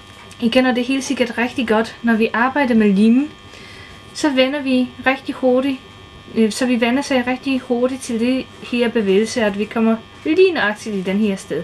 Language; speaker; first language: Danish; non-native, fluent; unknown